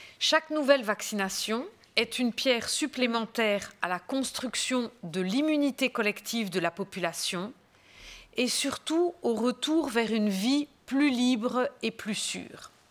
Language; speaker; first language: French; native; French